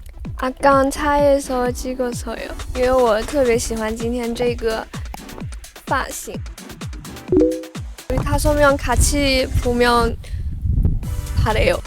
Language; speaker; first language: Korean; non-native, learner; Chinese